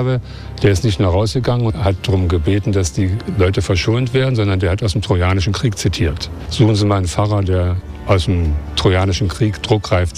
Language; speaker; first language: German; native; German